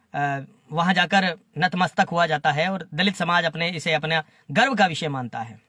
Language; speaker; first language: Hindi; native; Hindi